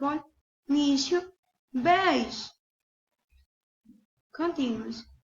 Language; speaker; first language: English; non-native, learner; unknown